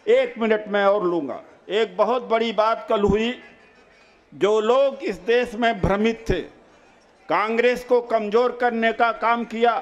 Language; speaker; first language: Hindi; native; Hindi